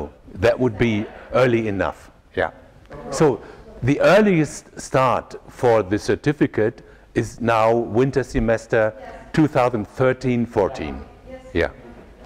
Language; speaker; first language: English; non-native, fluent; German